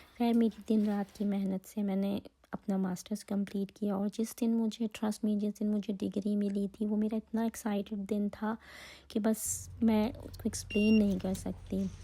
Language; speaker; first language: Urdu; native; Urdu